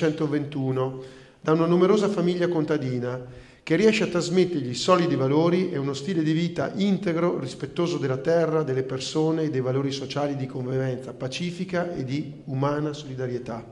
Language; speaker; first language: Italian; native; Italian